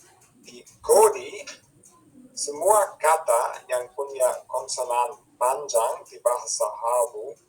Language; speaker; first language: Indonesian; non-native, fluent; English